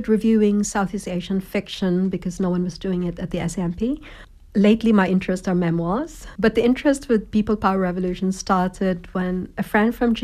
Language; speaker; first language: English; non-native, local second language; Cebuano